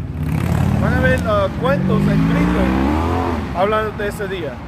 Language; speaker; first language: Spanish; early bilingual, heritage; Spanish